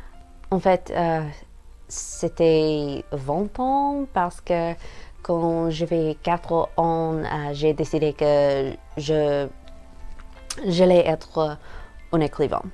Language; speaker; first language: French; non-native, learner; English